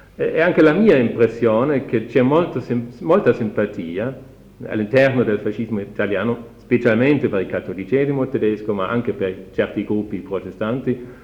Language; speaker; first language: Italian; non-native, fluent; German